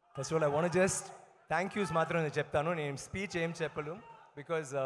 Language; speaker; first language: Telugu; non-native, learner; Tamil